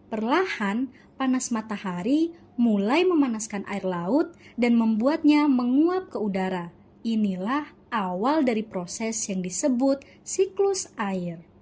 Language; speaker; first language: Indonesian; native; Indonesian